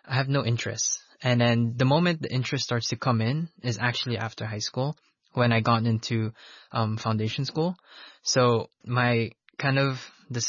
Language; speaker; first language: English; non-native, local second language; Filipino